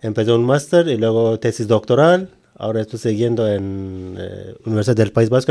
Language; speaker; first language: Spanish; non-native, learner; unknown